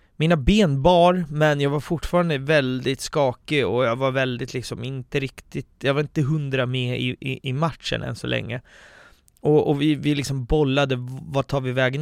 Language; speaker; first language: Swedish; native; Swedish